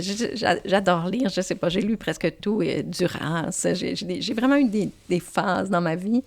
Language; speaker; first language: French; native; French